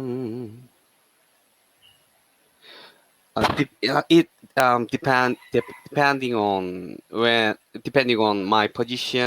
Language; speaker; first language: English; non-native, learner; Korean